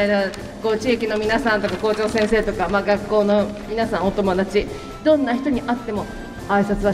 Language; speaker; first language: Japanese; native; Japanese